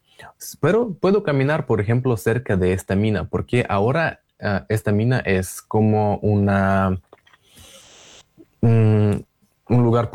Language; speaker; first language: Spanish; non-native, fluent; Russian